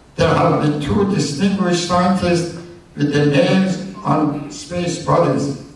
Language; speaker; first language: English; non-native, fluent; Persian